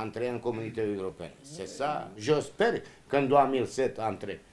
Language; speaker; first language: French; non-native, learner; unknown